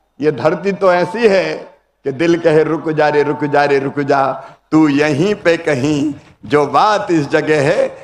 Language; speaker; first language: Hindi; native; Hindi